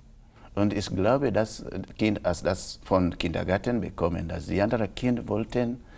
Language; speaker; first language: German; non-native, local second language; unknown